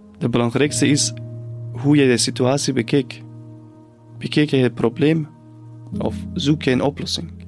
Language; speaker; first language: Dutch; non-native, fluent; Persian